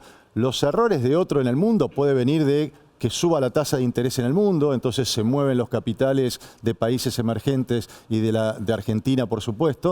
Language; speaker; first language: Spanish; native; Spanish